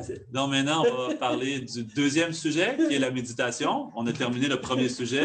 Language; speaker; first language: French; native; French